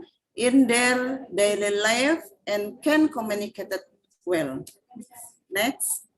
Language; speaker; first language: English; non-native, fluent; Indonesian